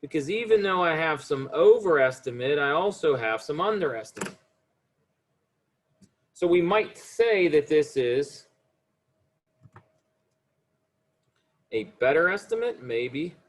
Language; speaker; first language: English; native; English